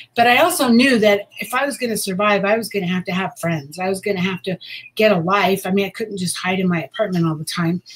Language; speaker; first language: English; native; English